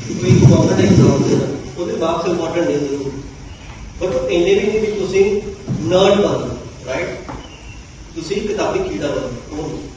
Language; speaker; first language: Hindi; non-native, local second language; Punjabi